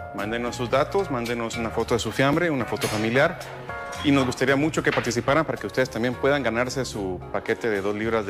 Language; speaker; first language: Spanish; native; Spanish